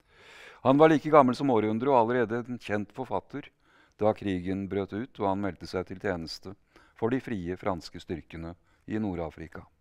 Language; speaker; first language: Norwegian; native; Norwegian